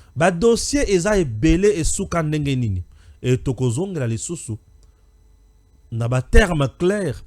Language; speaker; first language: Lingala; non-native, local second language; Luba-Lulua